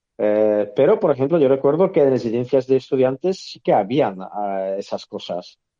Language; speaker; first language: Spanish; non-native, fluent; Polish